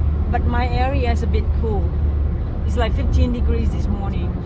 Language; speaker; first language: English; non-native, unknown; Thai